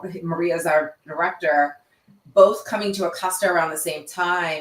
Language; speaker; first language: English; native; English